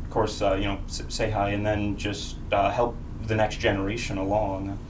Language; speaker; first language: English; native; English